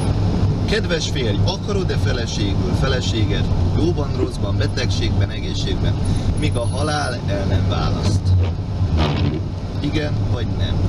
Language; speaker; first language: Hungarian; early bilingual, heritage; Hungarian